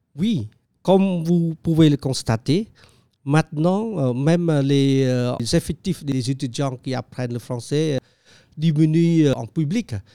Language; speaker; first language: French; non-native, fluent; Khmer